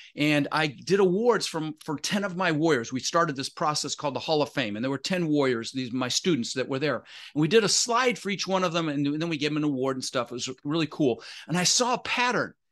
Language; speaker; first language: English; native; English